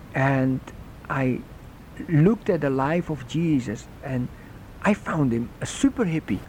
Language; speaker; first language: English; non-native, fluent; Dutch